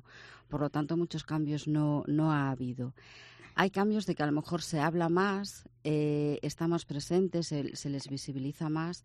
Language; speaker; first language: Spanish; native; Spanish